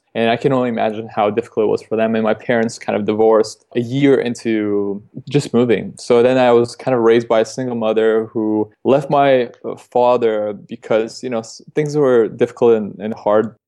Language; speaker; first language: English; early bilingual, other home language; Russian